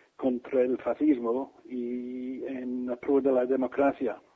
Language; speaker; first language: Spanish; non-native, fluent; English